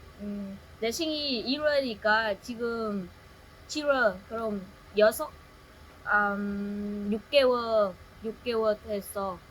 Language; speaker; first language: Korean; non-native, learner; Vietnamese